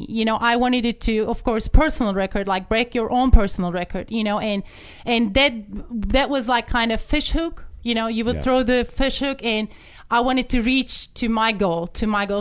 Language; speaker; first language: English; non-native, fluent; Turkish